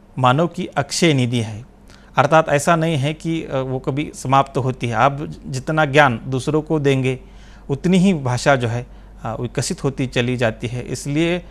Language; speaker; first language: Hindi; non-native, local second language; Marathi